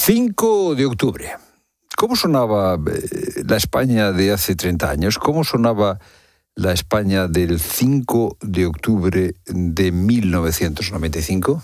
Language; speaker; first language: Spanish; native; Spanish